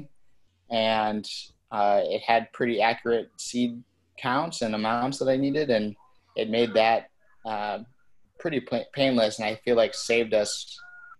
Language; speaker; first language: English; native; English